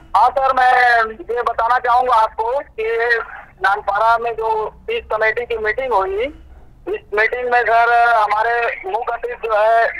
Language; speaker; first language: Hindi; native; Hindi